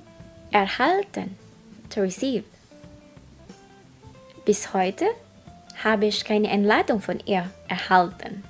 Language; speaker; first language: German; non-native, fluent; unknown